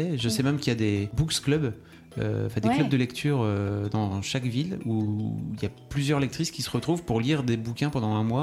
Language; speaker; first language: French; native; French